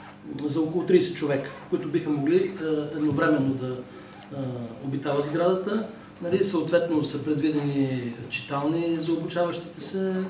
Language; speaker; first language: Bulgarian; native; Bulgarian